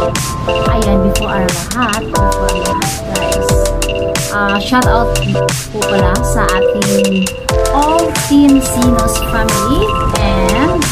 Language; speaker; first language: Filipino; non-native, local second language; Cebuano